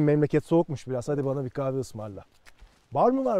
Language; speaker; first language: Turkish; native; Turkish